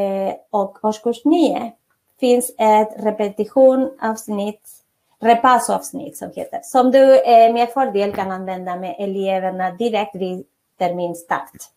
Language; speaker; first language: Swedish; non-native, fluent; Spanish